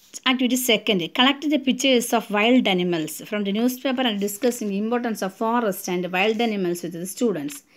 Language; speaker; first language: English; non-native, local second language; Tamil